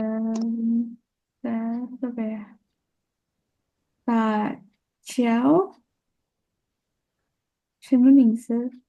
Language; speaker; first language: Chinese; non-native, learner; Indonesian